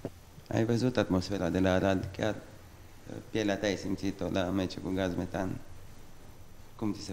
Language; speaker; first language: Romanian; native; Romanian